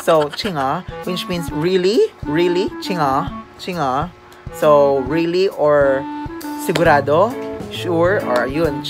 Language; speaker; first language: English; non-native, local second language; Filipino